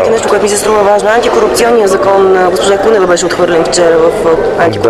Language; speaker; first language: Bulgarian; native; Bulgarian